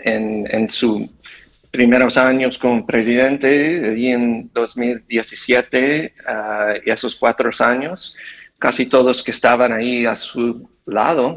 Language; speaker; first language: Spanish; non-native, fluent; English